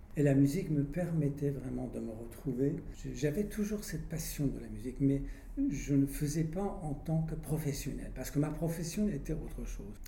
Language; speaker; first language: French; non-native, fluent; Persian